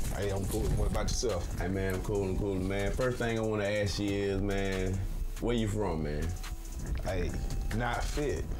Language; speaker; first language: English; native; English